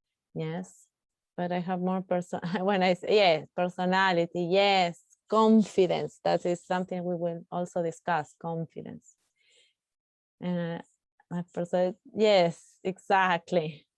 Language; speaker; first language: English; non-native, fluent; Spanish